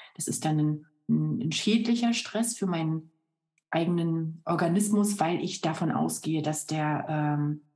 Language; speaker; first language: German; native; German